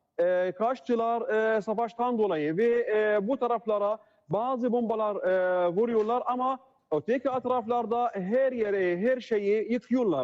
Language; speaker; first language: Turkish; non-native, learner; Arabic